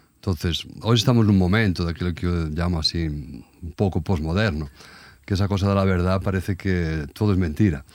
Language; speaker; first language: Spanish; native; Spanish